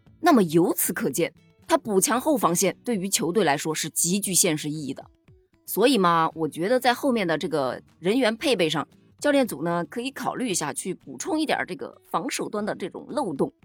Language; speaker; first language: Chinese; native; Chinese